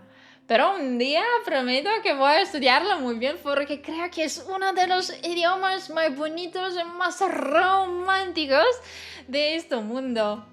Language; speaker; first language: Spanish; non-native, learner; Belarusian